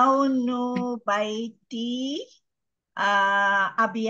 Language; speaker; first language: Arabic; non-native, learner; Malay